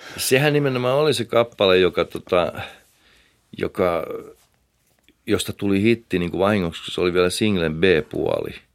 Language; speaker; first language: Finnish; native; Finnish